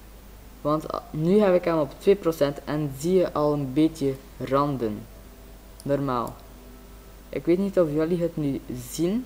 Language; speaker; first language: Dutch; native; Dutch